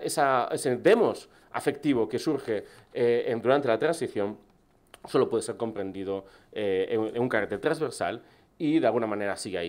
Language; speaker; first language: Spanish; native; Spanish